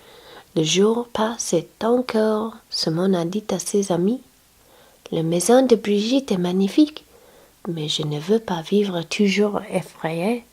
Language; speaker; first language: French; non-native, learner; English